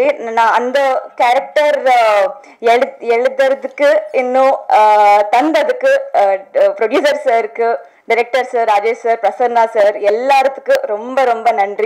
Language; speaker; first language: Tamil; non-native, learner; Telugu